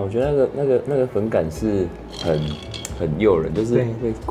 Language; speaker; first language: Chinese; native; Chinese